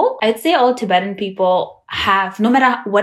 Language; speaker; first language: English; non-native, local second language; Tibetan